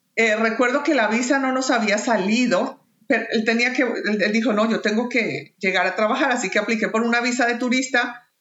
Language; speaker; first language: Spanish; native; Spanish